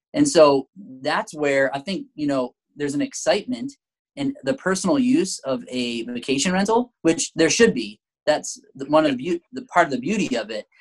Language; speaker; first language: English; native; English